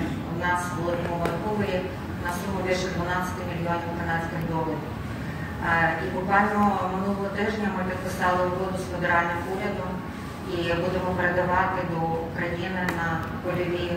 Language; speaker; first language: Ukrainian; native; Ukrainian